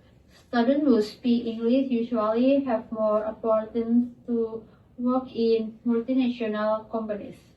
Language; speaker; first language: English; non-native, learner; Indonesian